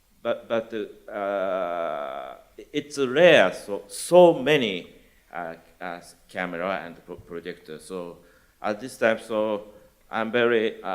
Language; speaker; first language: English; non-native, learner; Japanese